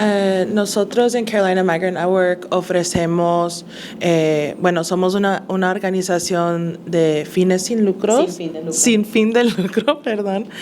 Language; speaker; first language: Spanish; early bilingual, other home language; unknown